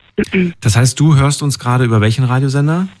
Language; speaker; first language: German; native; German